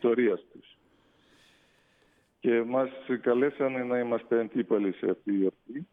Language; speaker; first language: Greek; non-native, fluent; Russian